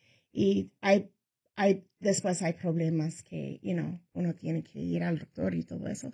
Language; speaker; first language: Spanish; early bilingual, heritage; Spanish